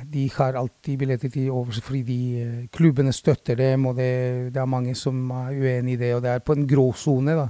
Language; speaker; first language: Norwegian; early bilingual, other home language; Spanish